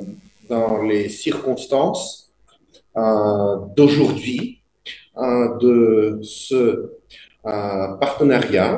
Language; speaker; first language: French; non-native, fluent; Russian